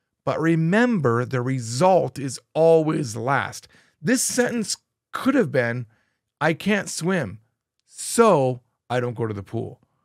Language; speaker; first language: English; native; English